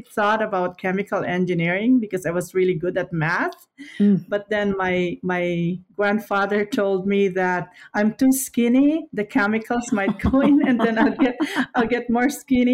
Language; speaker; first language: English; non-native, local second language; Filipino